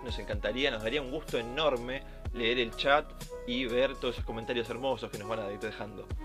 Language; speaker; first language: Spanish; native; Spanish